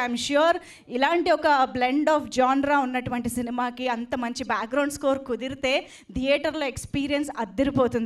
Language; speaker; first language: Telugu; native; Telugu